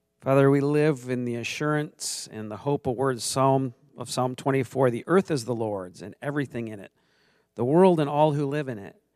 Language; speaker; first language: English; native; English